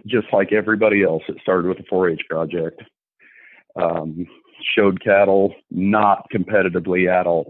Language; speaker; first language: English; native; English